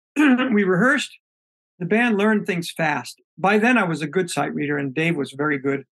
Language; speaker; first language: English; native; English